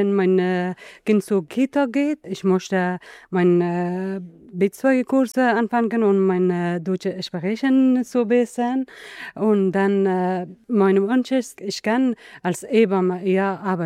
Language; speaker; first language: German; non-native, learner; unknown